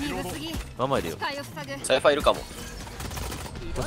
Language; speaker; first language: Japanese; native; Japanese